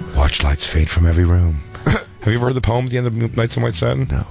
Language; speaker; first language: English; native; English